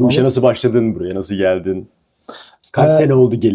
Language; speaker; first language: Turkish; native; Turkish